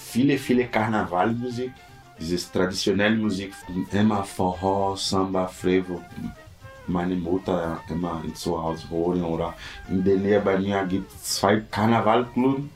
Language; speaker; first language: German; non-native, learner; Portuguese